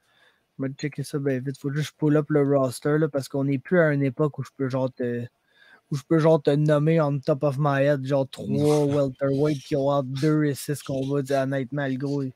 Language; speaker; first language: French; native; French